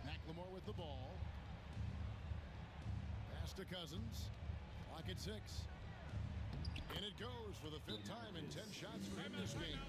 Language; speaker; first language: English; native; English